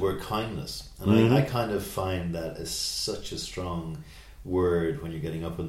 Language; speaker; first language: English; native; English